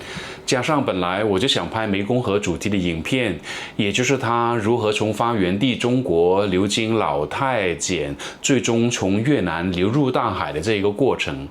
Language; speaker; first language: Chinese; native; Chinese